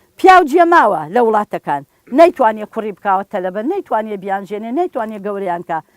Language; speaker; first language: Central Kurdish; native; Central Kurdish